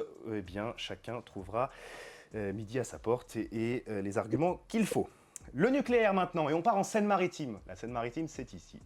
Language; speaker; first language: French; native; French